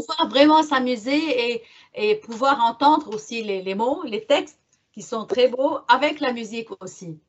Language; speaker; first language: French; non-native, local second language; Arabic